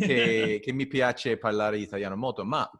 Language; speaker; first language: Italian; non-native, learner; English